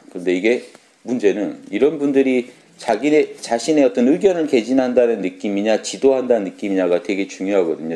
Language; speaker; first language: Korean; native; Korean